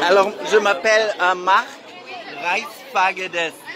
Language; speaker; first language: French; non-native, learner; German